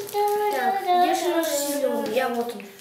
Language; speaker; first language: Russian; native; Russian